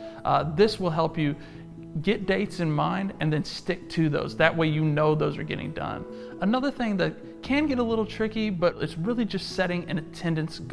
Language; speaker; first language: English; native; English